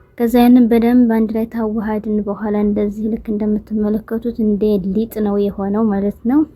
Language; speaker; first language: Amharic; native; Amharic